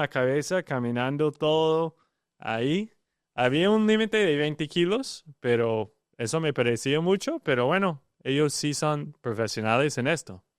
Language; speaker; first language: Spanish; non-native, learner; English